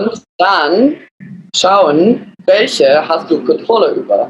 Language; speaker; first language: German; early bilingual, other home language; English